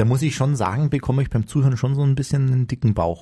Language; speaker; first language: German; native; German